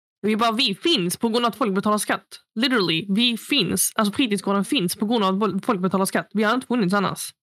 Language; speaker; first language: Swedish; early bilingual, other home language; Arabic